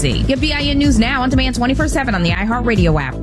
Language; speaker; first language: English; native; English